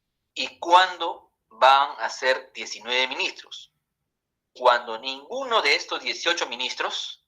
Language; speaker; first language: Spanish; native; Spanish